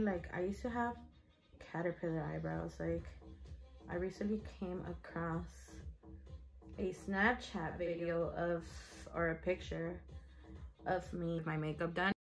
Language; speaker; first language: English; early bilingual, other home language; Spanish